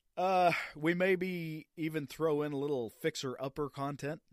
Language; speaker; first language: English; native; English